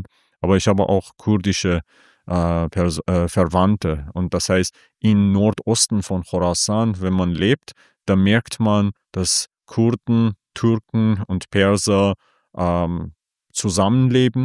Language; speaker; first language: German; non-native, fluent; Persian